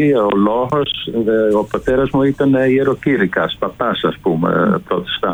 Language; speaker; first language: Greek; non-native, fluent; Dutch